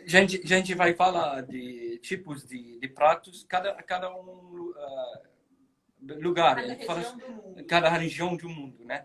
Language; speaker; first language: Portuguese; non-native, learner; Arabic